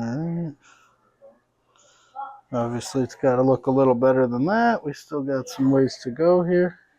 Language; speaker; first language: English; native; English